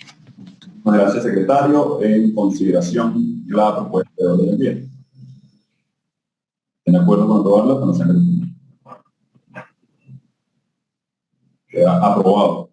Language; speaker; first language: Spanish; native; Spanish